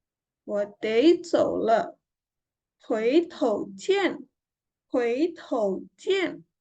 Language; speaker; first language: Chinese; non-native, fluent; Indonesian